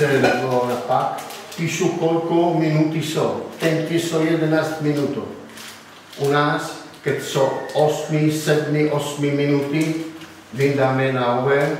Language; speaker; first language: Czech; non-native, learner; Italian